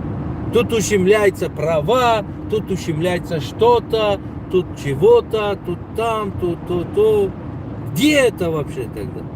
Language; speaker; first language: Russian; non-native, local second language; Tajik